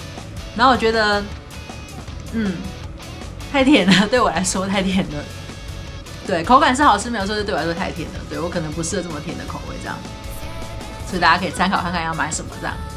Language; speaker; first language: Chinese; native; Chinese